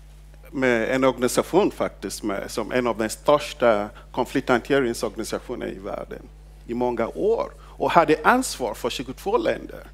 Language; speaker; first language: Swedish; non-native, fluent; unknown